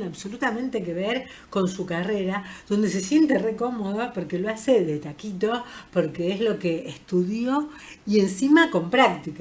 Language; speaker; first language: Spanish; native; Spanish